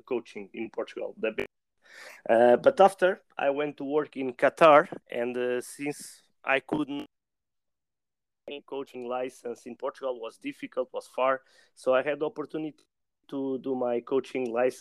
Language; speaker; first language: English; non-native, learner; Portuguese